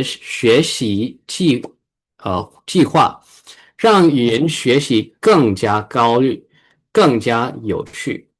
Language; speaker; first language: Chinese; early bilingual, heritage; Chinese